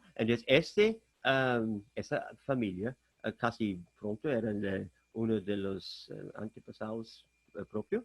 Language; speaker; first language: Spanish; non-native, fluent; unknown